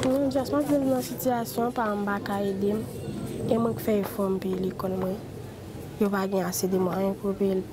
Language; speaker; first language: French; non-native, learner; Haitian Creole